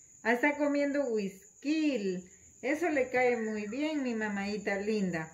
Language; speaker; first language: Spanish; native; Spanish